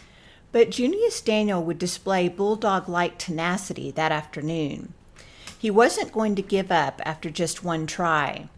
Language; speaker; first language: English; native; English